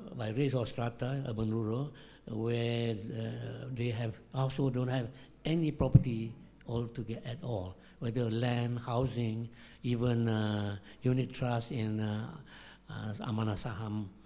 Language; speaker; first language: English; non-native, local second language; Malay